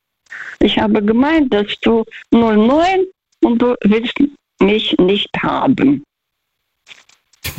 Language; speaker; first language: German; non-native, fluent; Russian